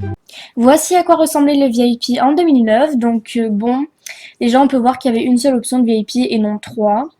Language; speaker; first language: French; native; French